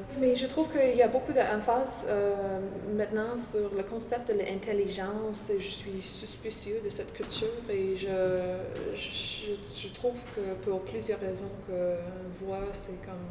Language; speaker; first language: French; non-native, local second language; English